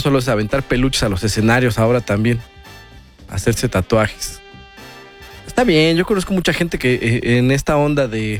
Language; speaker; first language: Spanish; native; Spanish